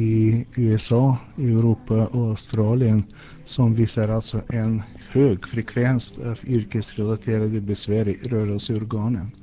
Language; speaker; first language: Swedish; non-native, fluent; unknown